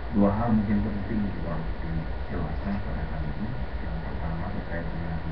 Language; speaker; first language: Indonesian; native; Indonesian